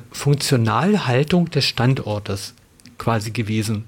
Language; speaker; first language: German; native; German